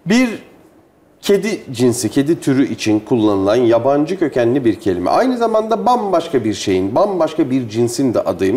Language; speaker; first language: Turkish; native; Turkish